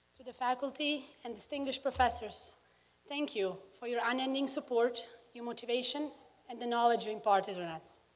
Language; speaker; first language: English; early bilingual, other home language; Bosnian